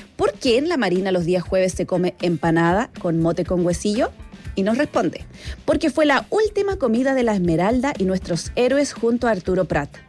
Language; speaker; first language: Spanish; native; Spanish